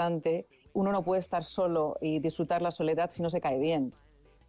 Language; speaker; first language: Spanish; native; Spanish